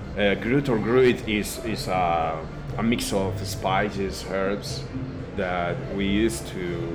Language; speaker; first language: English; non-native, learner; Spanish